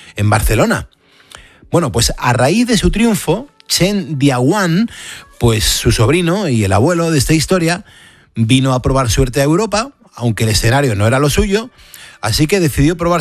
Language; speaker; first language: Spanish; native; Spanish